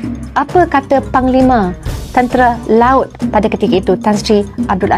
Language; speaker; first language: Malay; native; Malay